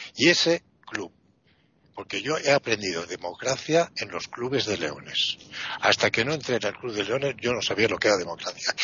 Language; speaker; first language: Spanish; non-native, fluent; Italian